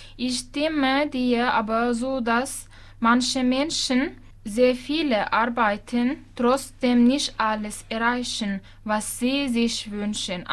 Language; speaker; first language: German; non-native, fluent; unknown